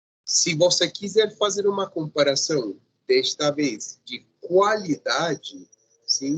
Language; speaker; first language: Portuguese; non-native, fluent; Spanish